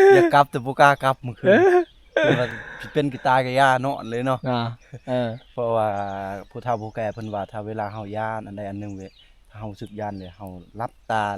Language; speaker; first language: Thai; non-native, local second language; Lao